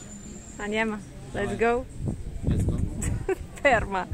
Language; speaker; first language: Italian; non-native, learner; Russian